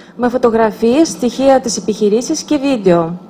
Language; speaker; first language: Greek; non-native, fluent; Russian